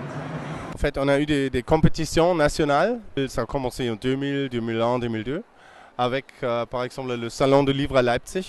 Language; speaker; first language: French; non-native, fluent; German